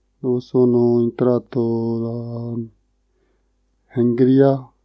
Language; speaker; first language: Italian; non-native, learner; Punjabi